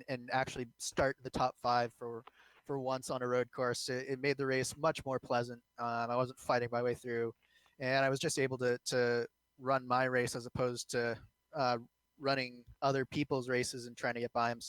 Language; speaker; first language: English; native; English